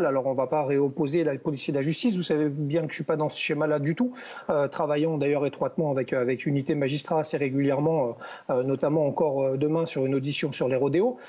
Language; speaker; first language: French; native; French